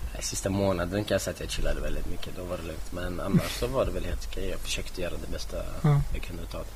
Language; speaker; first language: Swedish; early bilingual, other home language; Bosnian